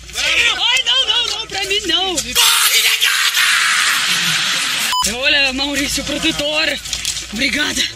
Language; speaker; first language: Portuguese; non-native, fluent; Russian